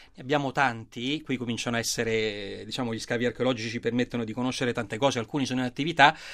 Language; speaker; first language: Italian; native; Italian